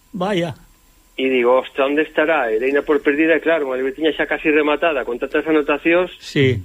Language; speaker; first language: Galician; native; Galician